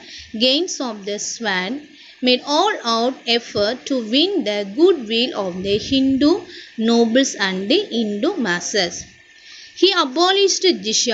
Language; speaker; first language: English; non-native, local second language; Tamil